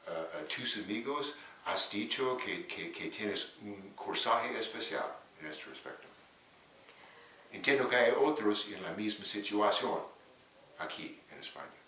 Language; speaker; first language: Spanish; non-native, fluent; English